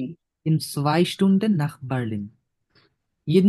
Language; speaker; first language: German; non-native, fluent; Bangla